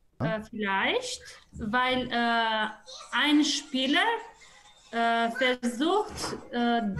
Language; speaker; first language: German; non-native, learner; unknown